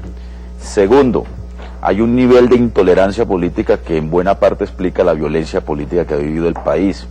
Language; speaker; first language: Spanish; native; Spanish